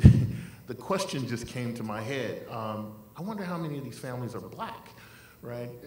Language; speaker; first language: English; native; English